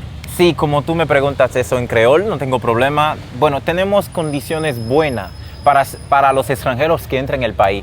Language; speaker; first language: Spanish; non-native, fluent; Haitian Creole